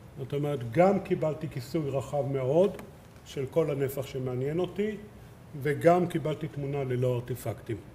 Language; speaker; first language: Hebrew; native; Hebrew